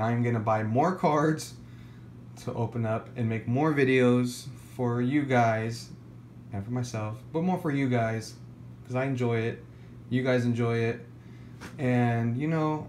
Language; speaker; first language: English; native; English